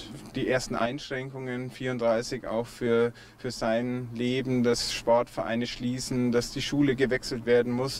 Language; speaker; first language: German; native; German